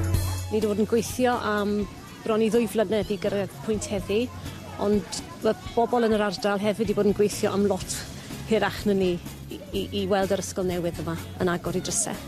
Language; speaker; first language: Welsh; native; Welsh